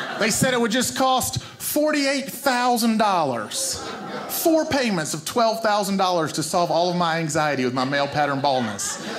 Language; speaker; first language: English; native; English